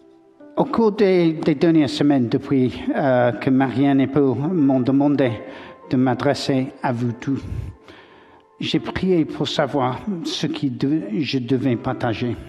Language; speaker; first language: French; non-native, learner; English